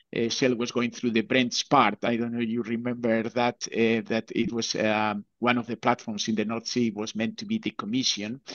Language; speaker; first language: English; non-native, fluent; Spanish